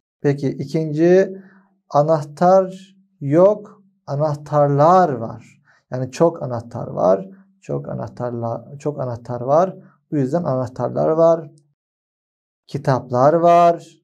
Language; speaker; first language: Turkish; non-native, fluent; Arabic